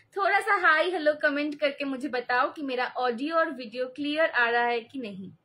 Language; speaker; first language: Hindi; non-native, local second language; Bangla